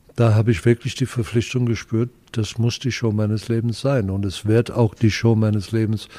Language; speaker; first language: German; non-native, fluent; English